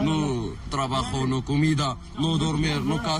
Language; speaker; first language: Spanish; non-native, learner; Arabic